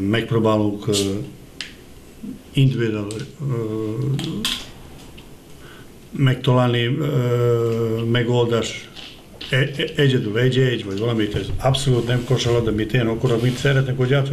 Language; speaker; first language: Hungarian; non-native, learner; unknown